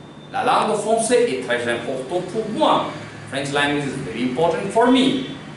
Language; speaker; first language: French; non-native, fluent; Hindi